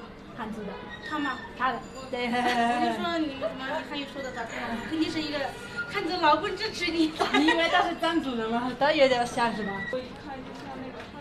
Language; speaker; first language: Chinese; non-native, fluent; Italian